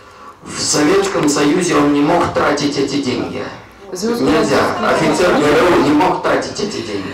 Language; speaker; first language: Polish; non-native, learner; Russian